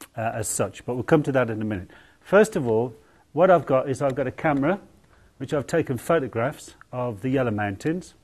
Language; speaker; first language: English; native; English